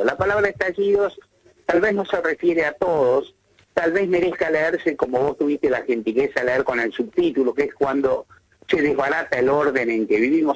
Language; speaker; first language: Spanish; native; Spanish